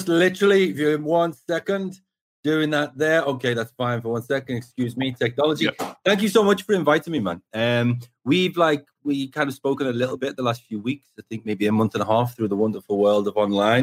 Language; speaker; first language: English; native; English